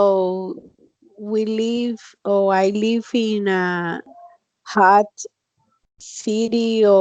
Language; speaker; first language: English; non-native, learner; Spanish